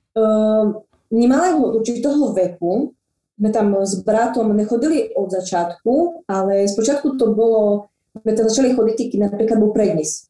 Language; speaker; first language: Slovak; non-native, local second language; Rusyn